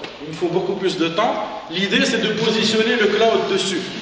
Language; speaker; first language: French; non-native, local second language; Arabic